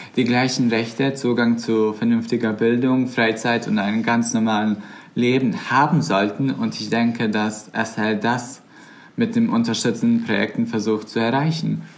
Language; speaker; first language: German; non-native, fluent; Croatian